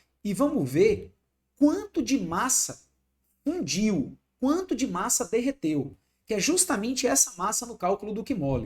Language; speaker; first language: Portuguese; native; Portuguese